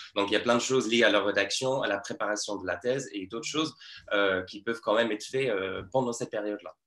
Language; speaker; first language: French; non-native, fluent; English